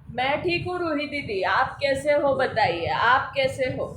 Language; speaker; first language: Hindi; non-native, local second language; Marathi